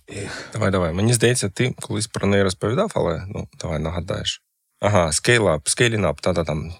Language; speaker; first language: Ukrainian; non-native, local second language; Russian